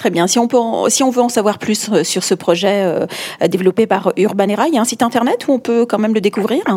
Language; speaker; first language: French; native; French